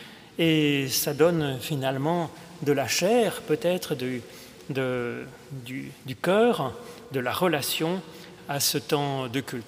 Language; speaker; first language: French; native; French